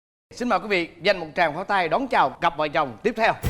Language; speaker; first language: Vietnamese; native; Vietnamese